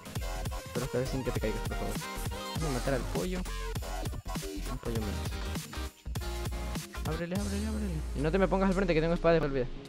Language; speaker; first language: Spanish; native; Spanish